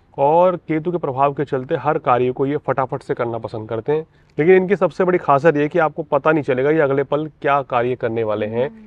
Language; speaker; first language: Hindi; native; Hindi